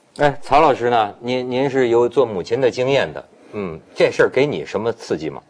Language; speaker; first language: Chinese; native; Chinese